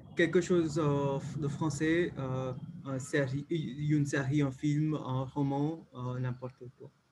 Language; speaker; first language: French; non-native, fluent; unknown